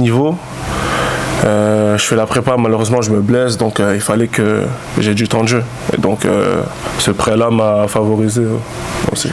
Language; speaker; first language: French; native; French